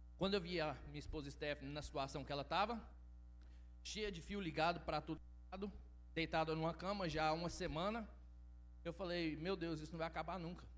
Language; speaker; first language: Portuguese; early bilingual, heritage; Portuguese